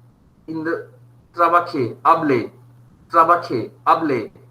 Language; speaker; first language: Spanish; non-native, fluent; Bangla